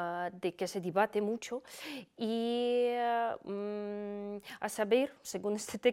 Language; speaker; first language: Spanish; non-native, fluent; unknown